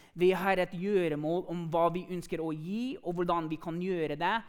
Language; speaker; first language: Norwegian; non-native, fluent; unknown